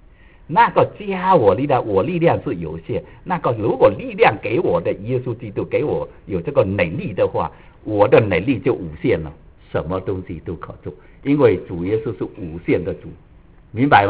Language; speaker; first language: Chinese; native; Chinese